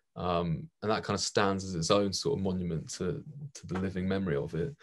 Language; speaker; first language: English; native; English